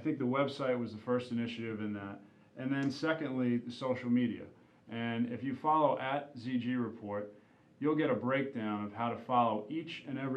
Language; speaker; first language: English; native; English